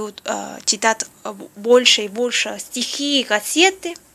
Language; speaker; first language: Russian; non-native, learner; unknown